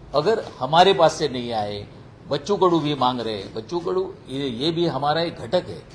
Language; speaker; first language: Hindi; non-native, local second language; Marathi